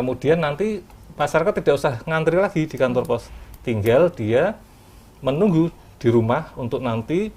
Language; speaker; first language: Indonesian; native; Indonesian